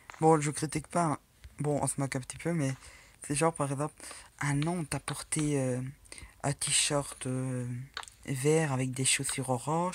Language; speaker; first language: French; native; French